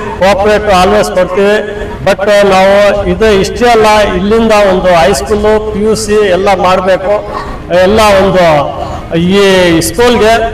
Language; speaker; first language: Kannada; non-native, local second language; Urdu